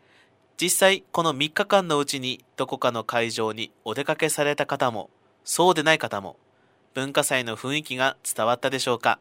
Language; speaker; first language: Japanese; native; Japanese